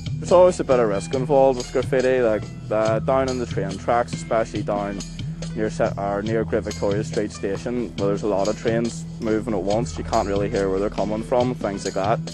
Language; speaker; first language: English; native; English